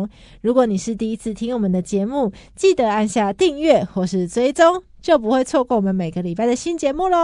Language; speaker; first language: Chinese; native; Chinese